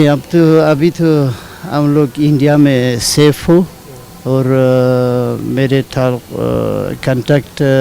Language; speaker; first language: Hindi; non-native, learner; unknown